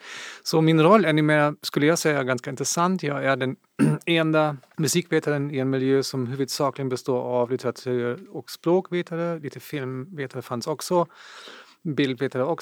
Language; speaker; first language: Swedish; non-native, fluent; German